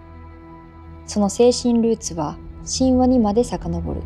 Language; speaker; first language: Japanese; native; Japanese